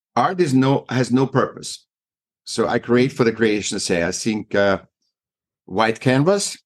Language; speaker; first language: English; non-native, fluent; German